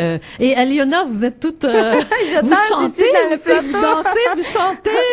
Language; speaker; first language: French; native; French